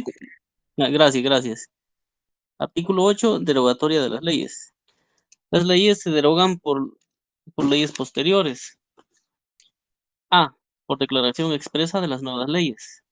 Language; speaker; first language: Spanish; native; Spanish